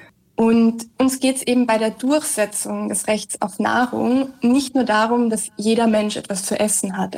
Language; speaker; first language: German; native; German